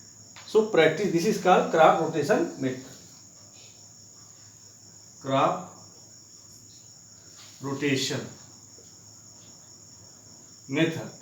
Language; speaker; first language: English; non-native, local second language; Hindi